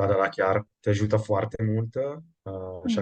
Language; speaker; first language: Romanian; non-native, fluent; Italian